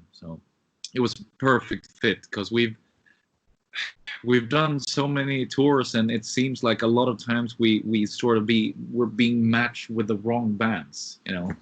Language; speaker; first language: English; non-native, fluent; Swedish